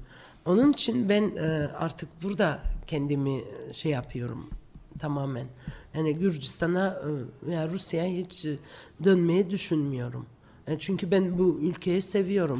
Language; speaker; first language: Turkish; non-native, fluent; Georgian